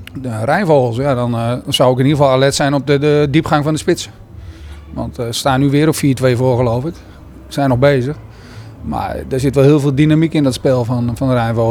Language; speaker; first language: Dutch; native; Dutch